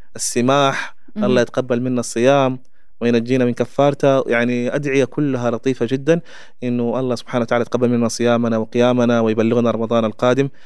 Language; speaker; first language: Arabic; non-native, local second language; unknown